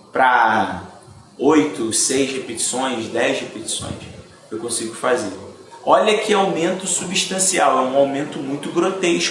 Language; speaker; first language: Portuguese; native; Portuguese